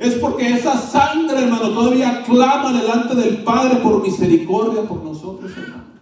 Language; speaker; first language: Spanish; native; Spanish